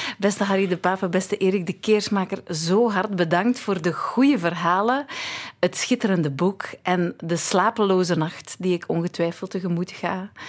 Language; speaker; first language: Dutch; native; Dutch